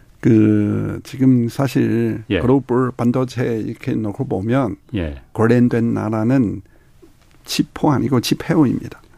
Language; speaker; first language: Korean; non-native, fluent; Chinese